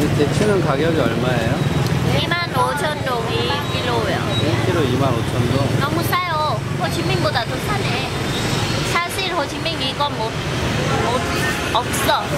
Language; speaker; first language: Korean; non-native, learner; Vietnamese